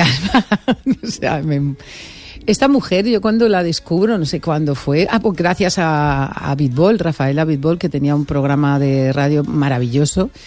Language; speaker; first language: Spanish; native; Spanish